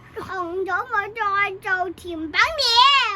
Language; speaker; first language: Chinese; non-native, learner; Cantonese